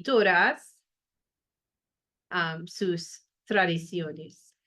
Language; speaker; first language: Spanish; non-native, fluent; English